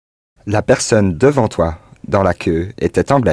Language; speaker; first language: French; non-native, learner; English